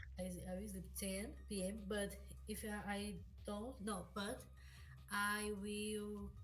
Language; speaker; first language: English; non-native, learner; Portuguese